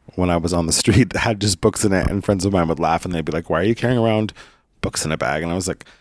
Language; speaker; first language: English; early bilingual, other home language; Italian